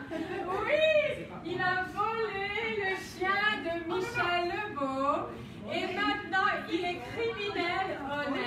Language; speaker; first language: French; non-native, fluent; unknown